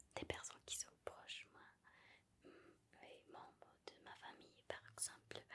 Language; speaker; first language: French; non-native, learner; Spanish